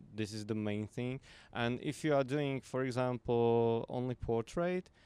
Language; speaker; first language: English; non-native, fluent; Slovak